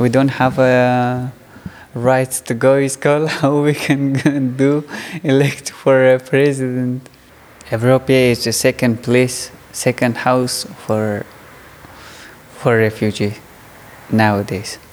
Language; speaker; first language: English; non-native, learner; Persian